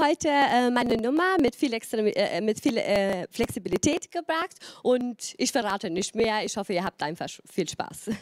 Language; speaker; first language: German; non-native, fluent; Albanian